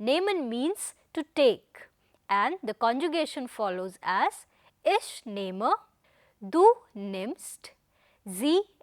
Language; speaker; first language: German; non-native, fluent; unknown